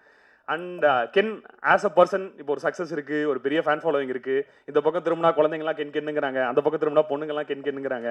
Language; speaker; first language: Tamil; native; Tamil